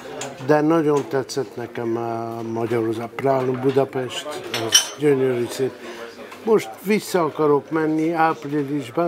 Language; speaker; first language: Hungarian; early bilingual, heritage; Hungarian